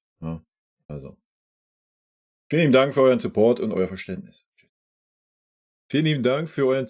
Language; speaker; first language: German; native; German